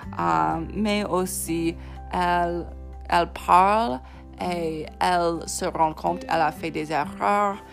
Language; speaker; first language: French; non-native, fluent; English